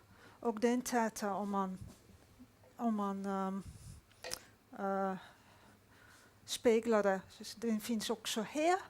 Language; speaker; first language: Swedish; non-native, fluent; Dutch